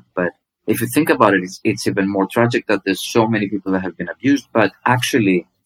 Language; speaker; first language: English; non-native, fluent; Greek